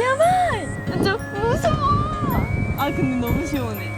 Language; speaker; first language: Korean; non-native, learner; Japanese